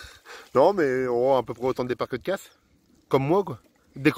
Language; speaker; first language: French; native; French